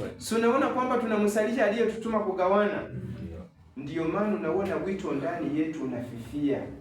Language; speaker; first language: Swahili; non-native, local second language; Rundi